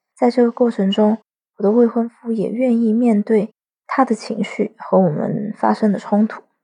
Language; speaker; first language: Chinese; native; Chinese